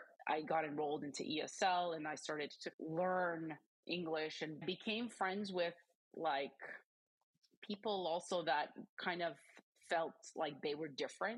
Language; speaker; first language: English; early bilingual, other home language; Croatian